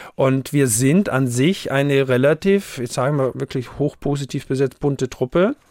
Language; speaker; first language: German; native; German